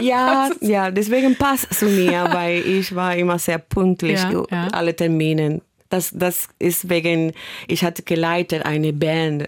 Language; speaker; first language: German; non-native, fluent; Spanish